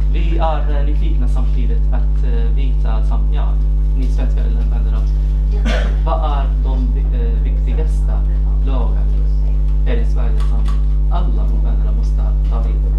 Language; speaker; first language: Swedish; non-native, fluent; Arabic